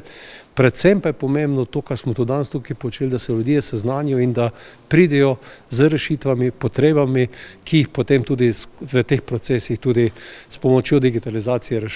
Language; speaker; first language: Slovenian; native; Slovenian